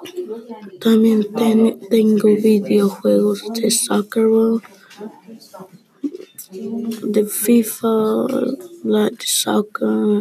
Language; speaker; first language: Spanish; early bilingual, heritage; Spanish